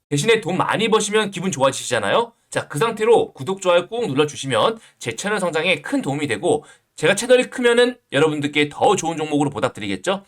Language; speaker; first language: Korean; native; Korean